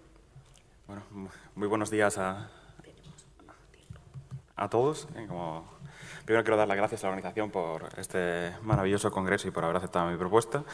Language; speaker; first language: Spanish; native; Spanish